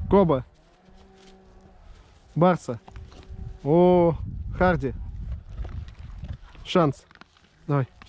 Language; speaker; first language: Russian; native; Russian